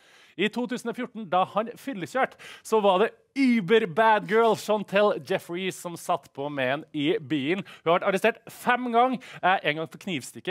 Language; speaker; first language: Norwegian; native; Norwegian